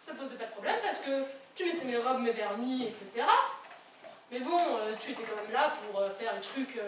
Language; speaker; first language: French; native; French